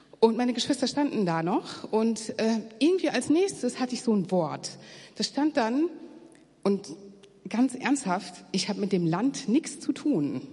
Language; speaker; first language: German; native; German